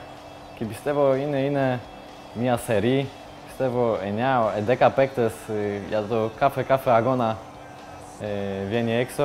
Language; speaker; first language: Greek; non-native, learner; Polish